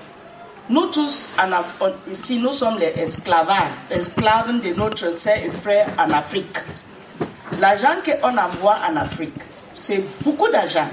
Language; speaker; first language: French; non-native, learner; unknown